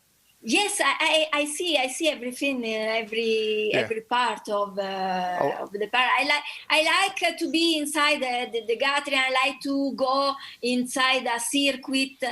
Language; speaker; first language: English; non-native, learner; Italian